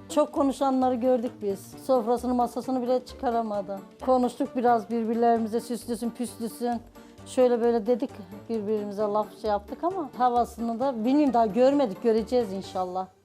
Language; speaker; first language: Turkish; native; Turkish